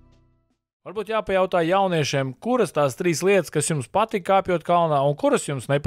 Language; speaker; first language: Latvian; native; Latvian